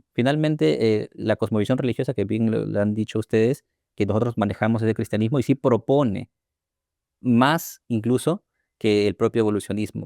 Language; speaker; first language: Spanish; native; Spanish